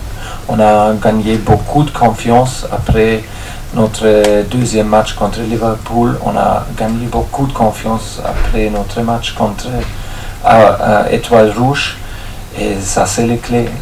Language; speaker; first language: French; non-native, fluent; German